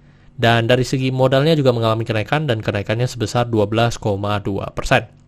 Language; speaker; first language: Indonesian; native; Indonesian